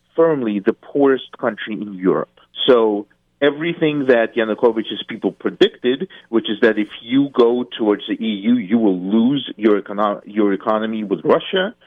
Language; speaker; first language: English; non-native, fluent; Russian